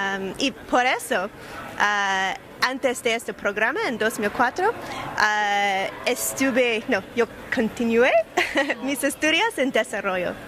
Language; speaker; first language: Spanish; non-native, learner; English